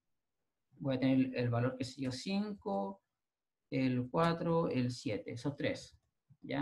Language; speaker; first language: Spanish; native; Spanish